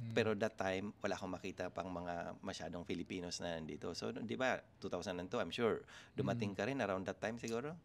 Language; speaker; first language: Filipino; non-native, local second language; Masbatenyo